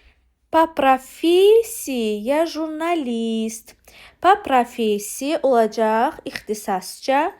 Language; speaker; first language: Russian; non-native, learner; Azerbaijani